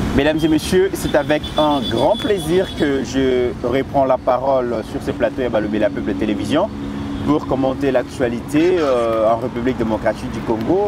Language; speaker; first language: French; non-native, local second language; Lingala